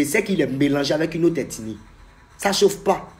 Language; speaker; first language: French; native; French